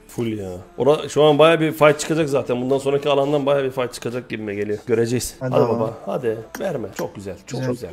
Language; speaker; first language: Turkish; native; Turkish